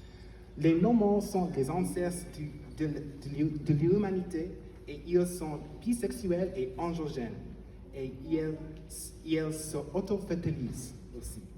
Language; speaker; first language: French; non-native, fluent; English